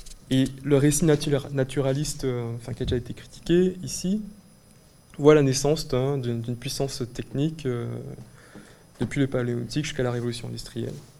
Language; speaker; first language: French; native; French